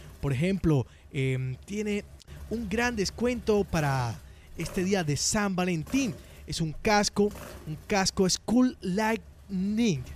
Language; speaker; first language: Spanish; native; Spanish